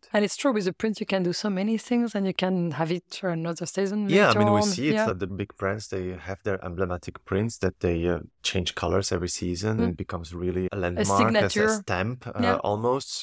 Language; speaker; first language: English; non-native, fluent; Slovak